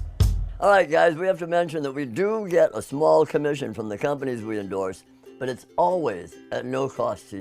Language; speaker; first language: English; native; English